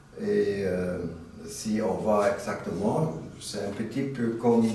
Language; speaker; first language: French; non-native, fluent; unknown